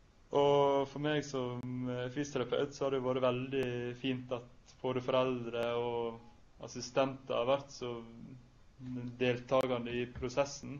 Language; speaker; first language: Norwegian; native; Norwegian